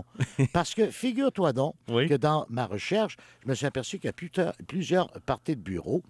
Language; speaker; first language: French; native; French